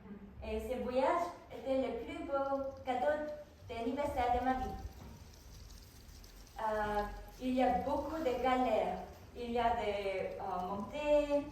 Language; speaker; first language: French; non-native, learner; Korean